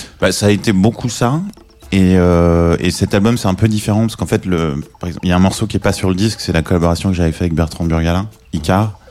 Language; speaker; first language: French; native; French